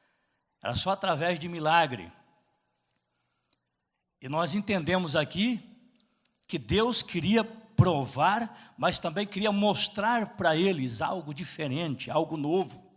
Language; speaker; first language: Portuguese; native; Portuguese